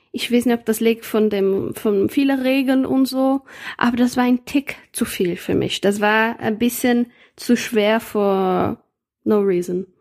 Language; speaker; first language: German; non-native, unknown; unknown